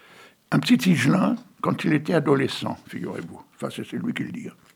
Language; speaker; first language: French; native; French